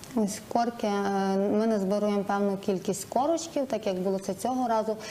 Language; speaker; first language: Ukrainian; native; Ukrainian